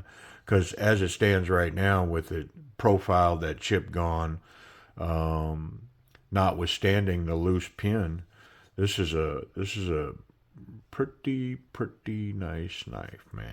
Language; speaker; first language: English; native; English